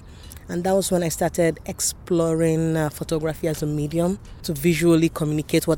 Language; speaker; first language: English; non-native, local second language; Yoruba